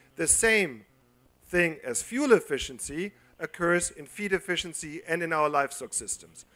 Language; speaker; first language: English; non-native, fluent; German